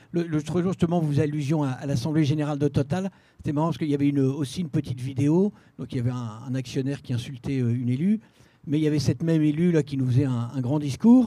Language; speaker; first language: French; native; French